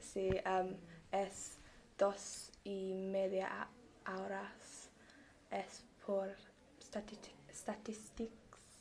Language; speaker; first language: Spanish; non-native, learner; English